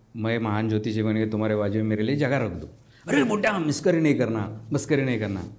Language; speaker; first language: Hindi; non-native, local second language; Marathi